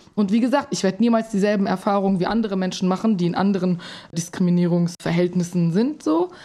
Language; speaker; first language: German; early bilingual, other home language; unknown